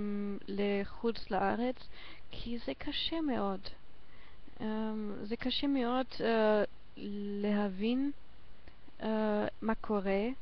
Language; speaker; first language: Hebrew; non-native, learner; German